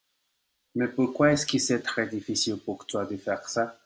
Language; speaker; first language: French; non-native, learner; Spanish